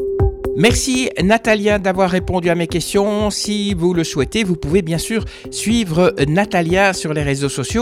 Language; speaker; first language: French; native; French